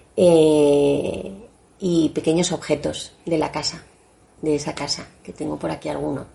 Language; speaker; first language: Spanish; native; Spanish